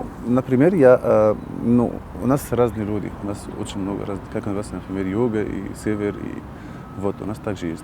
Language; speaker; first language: Russian; non-native, learner; Arabic